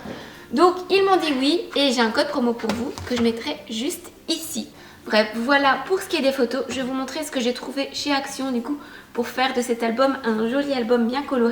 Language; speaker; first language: French; native; French